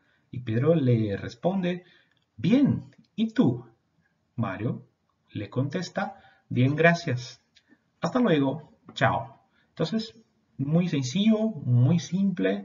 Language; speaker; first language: Spanish; non-native, fluent; Portuguese